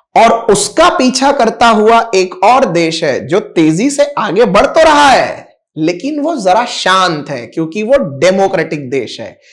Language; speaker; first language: Hindi; non-native, local second language; Marathi